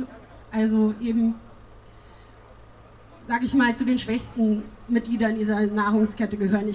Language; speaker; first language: German; early bilingual, other home language; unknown